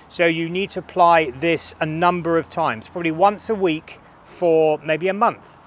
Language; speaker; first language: English; native; English